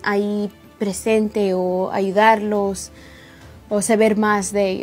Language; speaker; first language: Spanish; early bilingual, heritage; Spanish